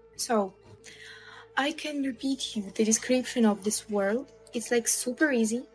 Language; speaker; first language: English; non-native, fluent; Russian